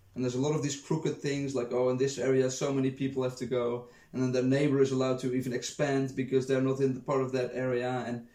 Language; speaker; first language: English; non-native, fluent; Dutch